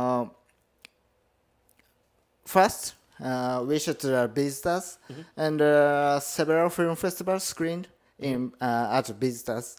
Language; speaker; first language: English; non-native, learner; Japanese